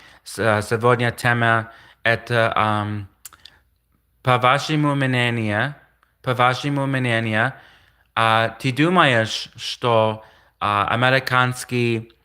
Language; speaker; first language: Russian; non-native, learner; English